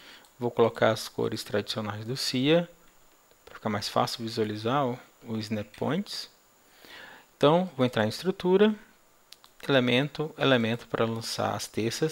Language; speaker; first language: Portuguese; native; Portuguese